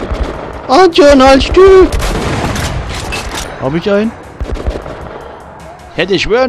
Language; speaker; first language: German; native; German